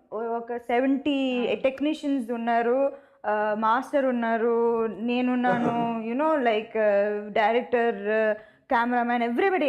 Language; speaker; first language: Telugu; non-native, fluent; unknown